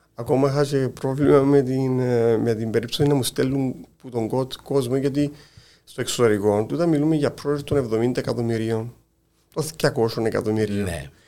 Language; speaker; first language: Greek; native; Greek